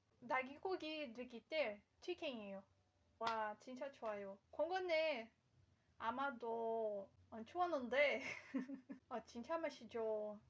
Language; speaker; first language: Korean; non-native, learner; Portuguese